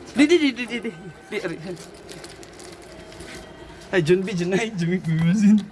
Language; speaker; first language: Japanese; non-native, learner; Cebuano